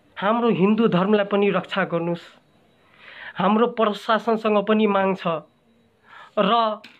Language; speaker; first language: Nepali; non-native, local second language; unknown